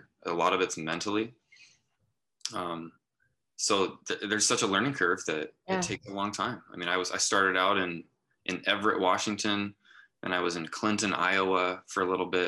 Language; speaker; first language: English; native; English